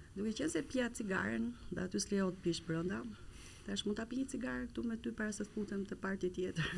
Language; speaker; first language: Albanian; native; Albanian